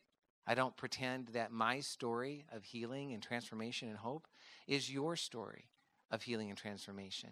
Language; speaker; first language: English; native; English